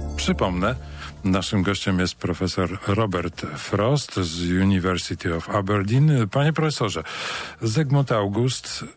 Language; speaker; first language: Polish; native; Polish